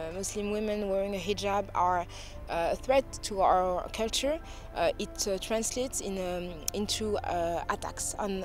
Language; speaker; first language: English; non-native, fluent; French